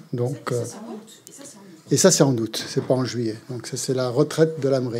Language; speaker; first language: French; native; French